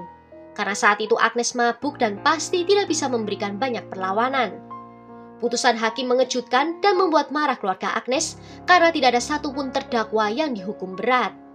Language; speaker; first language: Indonesian; native; Indonesian